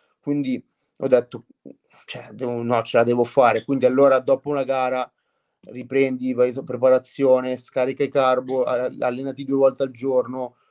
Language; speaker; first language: Italian; native; Italian